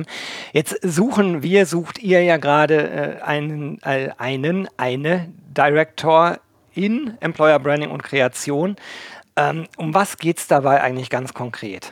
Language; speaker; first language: German; native; German